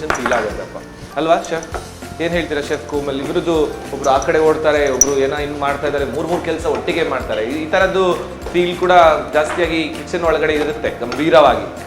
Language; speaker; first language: Kannada; non-native, local second language; Tulu